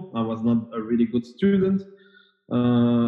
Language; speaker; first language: English; non-native, fluent; French